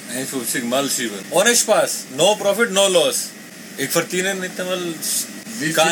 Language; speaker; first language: German; non-native, local second language; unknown